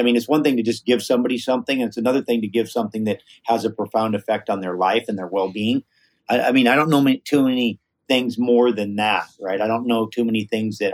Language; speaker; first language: English; native; English